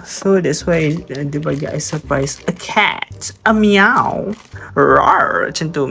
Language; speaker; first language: English; non-native, local second language; Malay